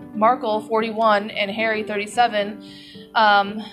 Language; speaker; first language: English; native; English